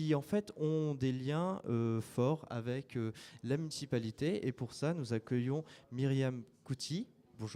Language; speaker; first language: French; native; French